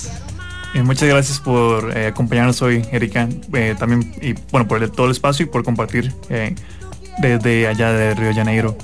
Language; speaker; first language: Spanish; native; Spanish